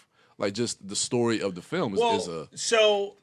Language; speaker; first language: English; native; English